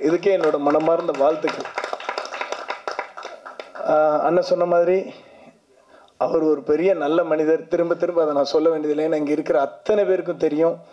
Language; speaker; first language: Tamil; native; Tamil